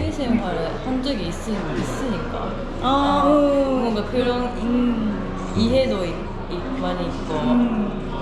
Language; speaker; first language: Korean; non-native, learner; Japanese